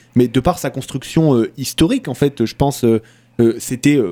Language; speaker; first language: French; native; French